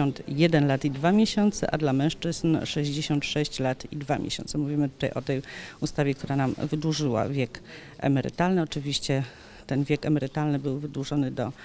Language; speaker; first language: Polish; native; Polish